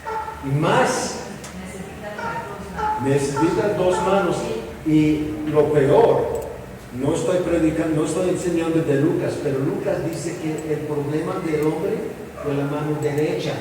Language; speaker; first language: Spanish; non-native, fluent; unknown